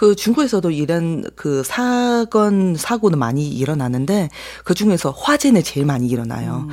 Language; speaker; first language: Korean; non-native, fluent; Chinese